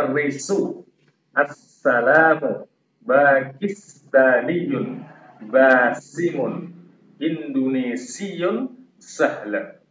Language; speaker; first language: Arabic; non-native, fluent; Indonesian